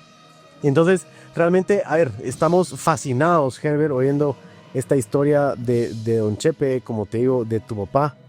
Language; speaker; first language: Spanish; native; Spanish